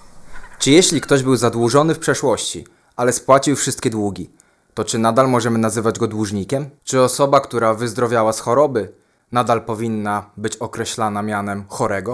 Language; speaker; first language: Polish; native; Polish